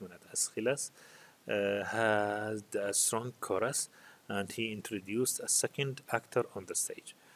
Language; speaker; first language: English; non-native, fluent; Arabic